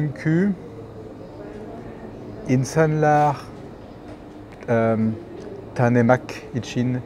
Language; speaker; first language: Turkish; non-native, learner; French